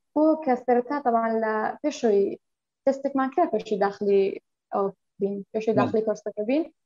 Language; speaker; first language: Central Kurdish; non-native, local second language; Kurdish